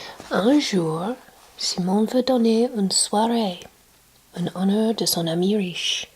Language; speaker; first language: French; non-native, learner; English